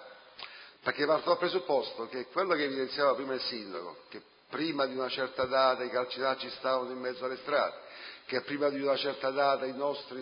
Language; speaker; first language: Italian; native; Italian